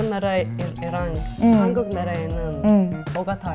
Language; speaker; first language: Korean; non-native, learner; Russian